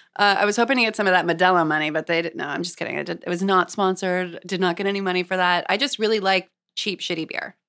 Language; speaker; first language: English; native; English